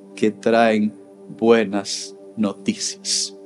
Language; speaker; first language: Spanish; native; Spanish